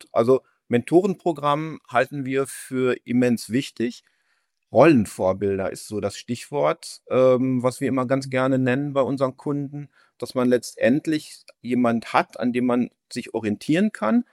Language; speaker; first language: German; native; German